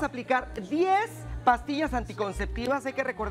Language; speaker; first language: Spanish; native; Spanish